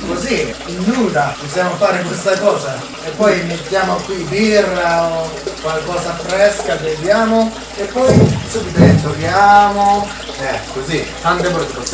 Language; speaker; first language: Italian; non-native, learner; Japanese